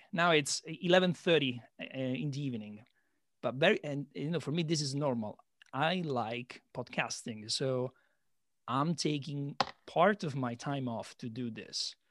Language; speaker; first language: English; non-native, fluent; Italian